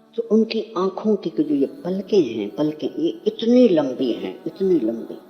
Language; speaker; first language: Urdu; non-native, local second language; Punjabi